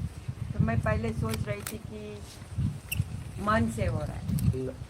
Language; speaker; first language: Hindi; non-native, local second language; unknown